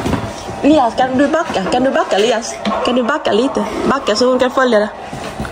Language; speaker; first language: Swedish; non-native, learner; Vietnamese